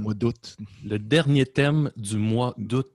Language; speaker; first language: French; native; French